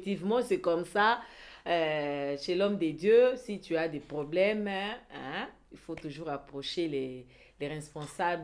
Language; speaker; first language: French; non-native, local second language; Lingala